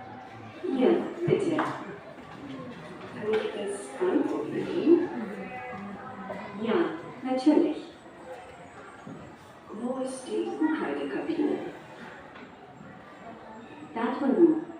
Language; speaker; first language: German; non-native, learner; Indonesian